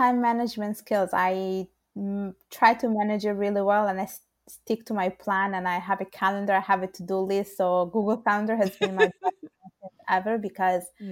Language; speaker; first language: English; non-native, fluent; Italian